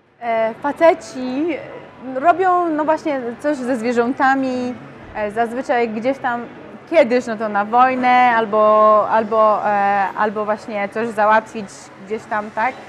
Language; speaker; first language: Polish; early bilingual, other home language; Mongolian